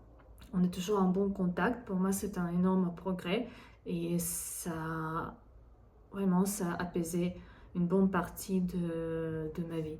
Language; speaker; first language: French; non-native, fluent; Russian